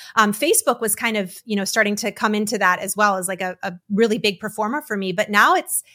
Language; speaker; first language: English; native; English